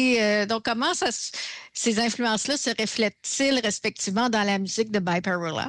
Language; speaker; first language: French; native; French